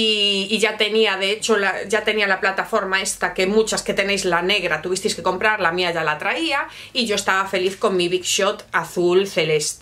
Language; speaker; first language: Spanish; native; Spanish